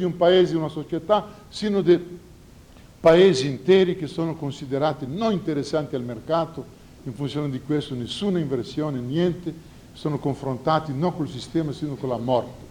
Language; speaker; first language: Italian; non-native, fluent; Portuguese